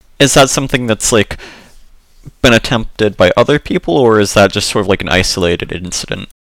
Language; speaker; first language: English; native; English